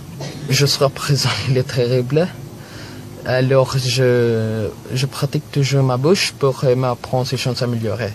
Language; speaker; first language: French; non-native, learner; Filipino